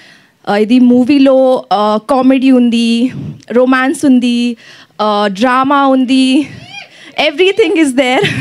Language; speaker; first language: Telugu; non-native, learner; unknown